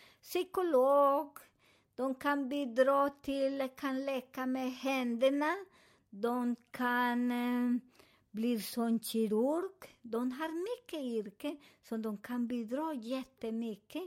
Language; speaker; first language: Swedish; non-native, learner; Spanish